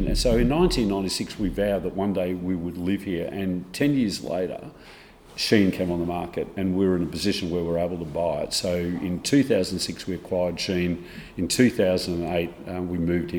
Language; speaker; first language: English; native; English